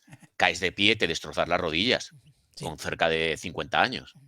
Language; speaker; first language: Spanish; native; Spanish